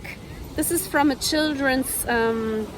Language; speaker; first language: English; non-native, fluent; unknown